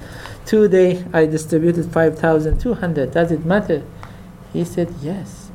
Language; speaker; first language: English; non-native, fluent; Persian